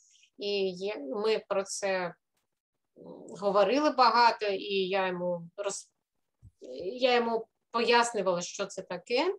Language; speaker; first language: Ukrainian; non-native, fluent; Russian